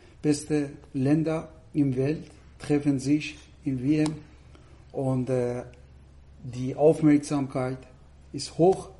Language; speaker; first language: German; non-native, learner; Persian